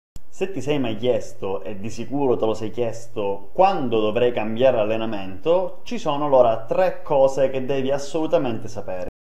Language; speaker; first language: Italian; native; Italian